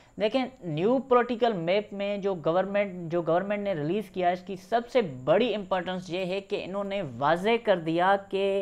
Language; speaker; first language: Urdu; non-native, local second language; Sindhi